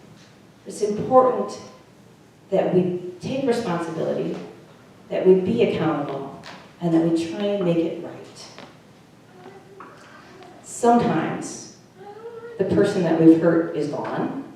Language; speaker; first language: English; native; English